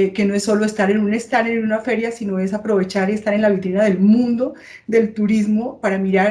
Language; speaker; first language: Spanish; native; Spanish